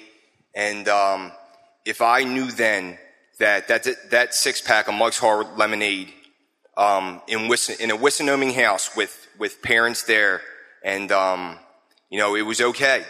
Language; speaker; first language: English; native; English